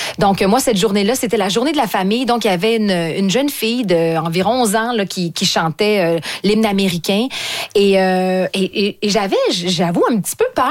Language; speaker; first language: French; native; French